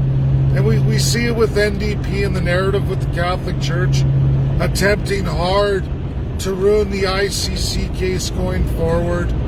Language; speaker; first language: English; native; English